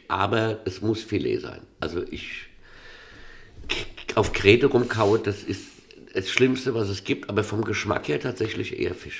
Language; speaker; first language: German; native; German